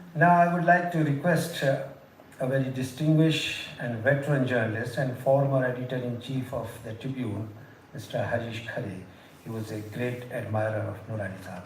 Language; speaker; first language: English; non-native, local second language; Hindi